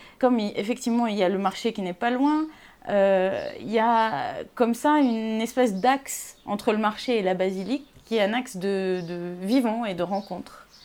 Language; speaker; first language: French; non-native, local second language; Arabic